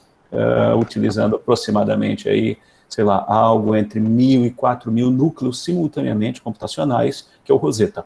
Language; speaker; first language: Portuguese; native; Portuguese